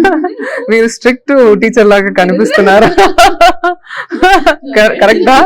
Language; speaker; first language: Telugu; non-native, learner; Tamil